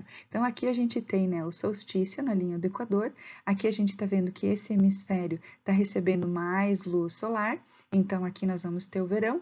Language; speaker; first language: Portuguese; native; Portuguese